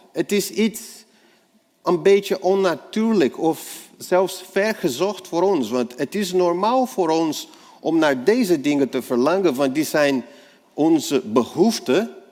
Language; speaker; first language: Dutch; non-native, fluent; Portuguese